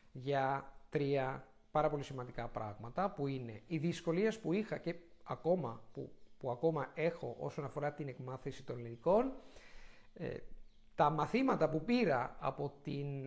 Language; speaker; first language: Greek; non-native, fluent; Italian